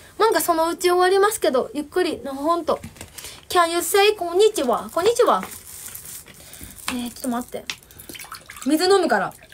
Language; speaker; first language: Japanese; native; Japanese